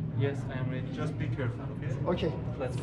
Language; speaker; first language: English; non-native, learner; Turkish